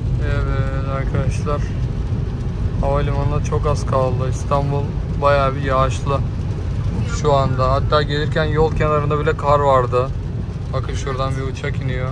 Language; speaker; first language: Turkish; native; Turkish